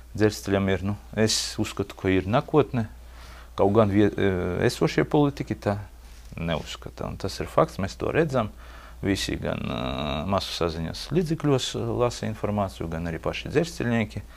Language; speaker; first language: Latvian; non-native, local second language; Russian